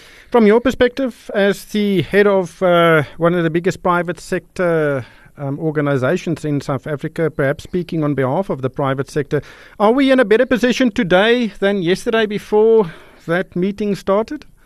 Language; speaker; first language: English; non-native, local second language; Afrikaans